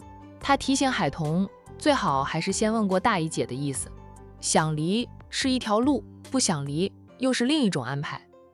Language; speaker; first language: Chinese; native; Chinese